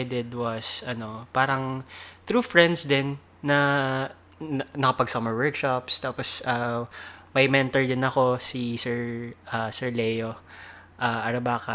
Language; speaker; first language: English; non-native, local second language; Cebuano